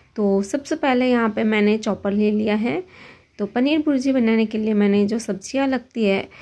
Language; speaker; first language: Hindi; non-native, local second language; Gujarati